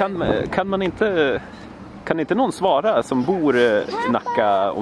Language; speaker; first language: Swedish; native; Swedish